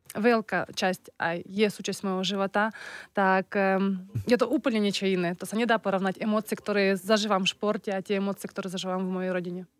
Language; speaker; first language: Slovak; non-native, fluent; Russian